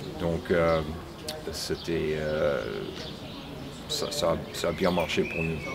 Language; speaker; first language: French; non-native, fluent; English